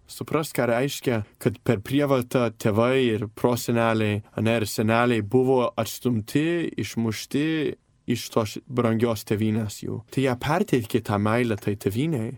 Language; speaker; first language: Lithuanian; early bilingual, heritage; Lithuanian